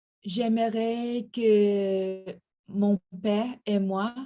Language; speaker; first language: French; non-native, learner; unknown